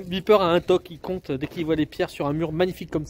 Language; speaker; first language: French; native; French